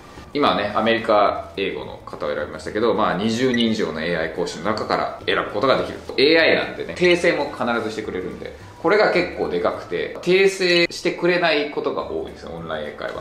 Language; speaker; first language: Japanese; native; Japanese